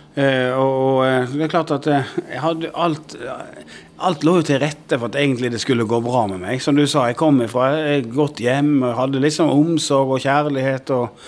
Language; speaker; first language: Norwegian; native; Norwegian